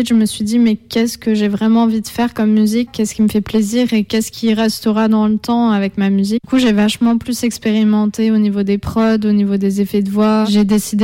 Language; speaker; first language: French; native; French